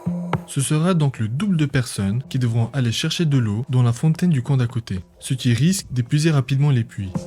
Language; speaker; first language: French; native; French